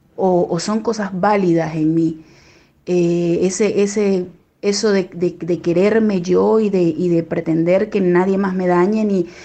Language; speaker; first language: Spanish; native; Spanish